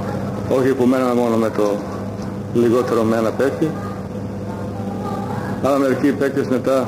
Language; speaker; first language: Greek; non-native, fluent; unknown